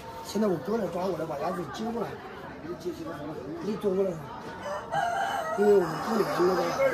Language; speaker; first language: Chinese; native; Chinese